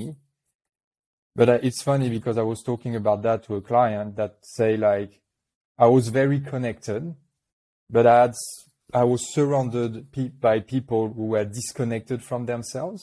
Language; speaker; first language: English; non-native, fluent; French